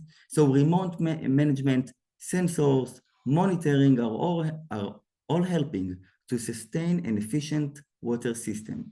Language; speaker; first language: English; non-native, fluent; Hebrew